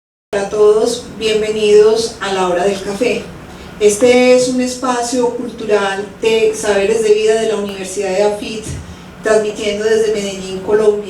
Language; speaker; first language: Spanish; native; Spanish